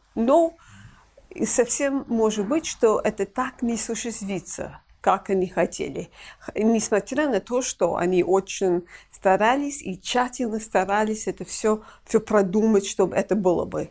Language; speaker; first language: Russian; non-native, fluent; English